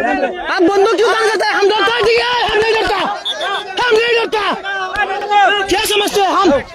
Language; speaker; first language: Hindi; non-native, learner; Bangla